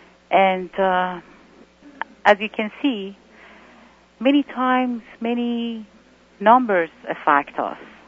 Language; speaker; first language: English; non-native, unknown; Persian